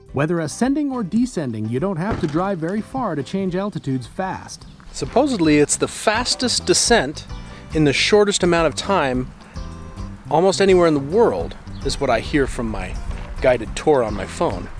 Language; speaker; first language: English; native; English